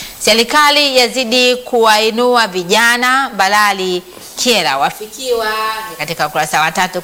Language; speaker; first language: Swahili; native; Swahili